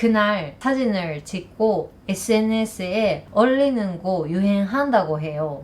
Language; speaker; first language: Korean; non-native, learner; Japanese